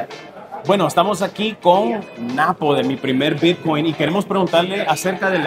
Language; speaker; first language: Spanish; native; Spanish